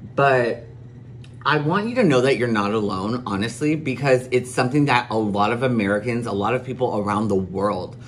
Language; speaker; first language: English; early bilingual, other home language; Spanish